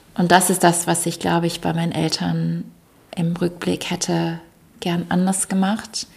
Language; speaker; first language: German; early bilingual, other home language; English